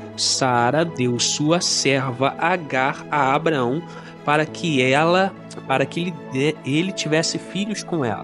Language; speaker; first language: Portuguese; native; Portuguese